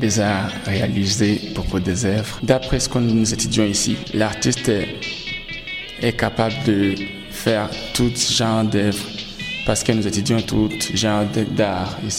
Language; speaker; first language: French; non-native, local second language; Rundi